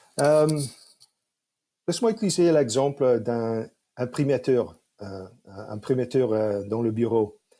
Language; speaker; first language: French; non-native, fluent; English